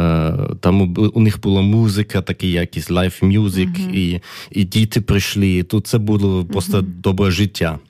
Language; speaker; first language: Ukrainian; non-native, learner; German